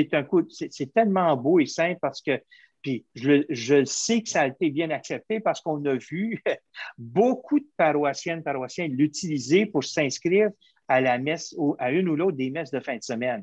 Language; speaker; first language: French; native; French